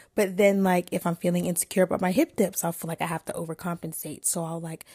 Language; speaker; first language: English; native; English